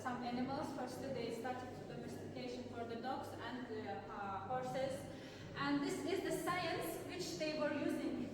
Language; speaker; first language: English; non-native, learner; Azerbaijani